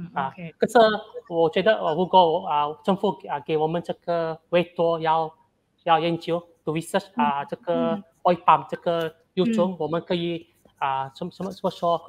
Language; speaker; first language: Chinese; non-native, learner; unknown